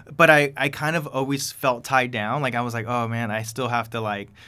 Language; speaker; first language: English; early bilingual, other home language; Spanish